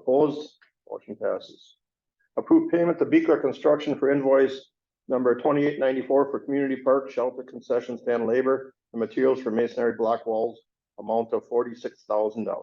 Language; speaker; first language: English; native; English